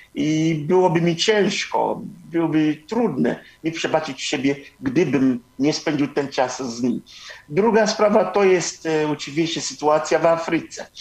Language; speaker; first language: Polish; non-native, fluent; Igbo